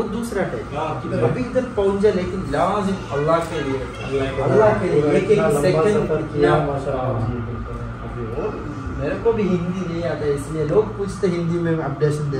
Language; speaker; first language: Hindi; non-native, local second language; Malayalam